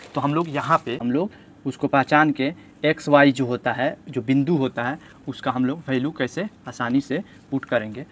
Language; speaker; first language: Hindi; native; Hindi